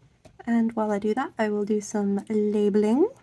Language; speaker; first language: English; native; English